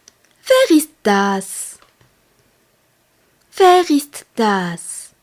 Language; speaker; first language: German; non-native, fluent; French